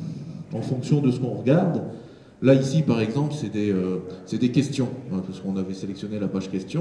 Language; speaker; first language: French; native; French